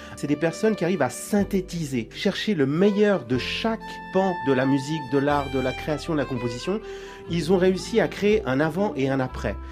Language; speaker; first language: French; native; French